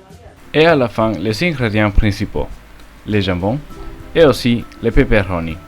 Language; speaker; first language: French; non-native, learner; Spanish